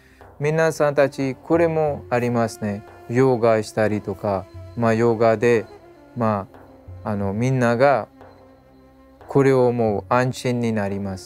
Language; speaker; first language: Japanese; non-native, learner; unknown